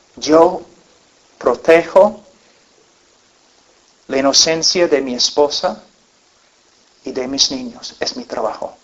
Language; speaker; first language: Spanish; non-native, fluent; English